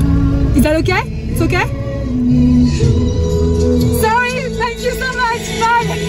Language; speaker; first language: English; non-native, fluent; French